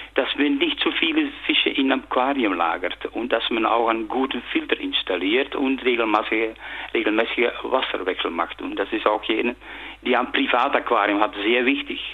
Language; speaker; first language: German; non-native, fluent; Dutch